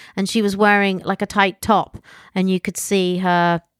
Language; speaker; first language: English; native; English